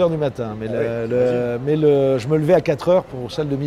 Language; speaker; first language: French; native; French